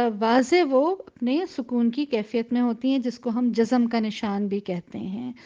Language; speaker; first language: Urdu; native; Urdu